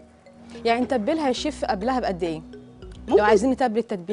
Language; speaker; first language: Arabic; native; Arabic